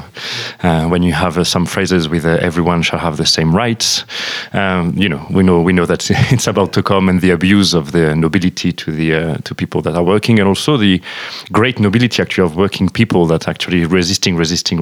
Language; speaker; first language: English; non-native, fluent; French